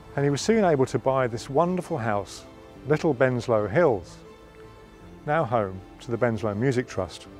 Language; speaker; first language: English; native; English